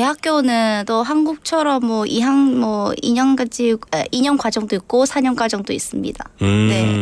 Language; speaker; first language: Korean; non-native, learner; Vietnamese